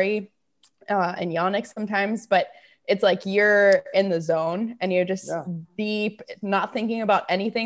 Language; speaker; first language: English; native; English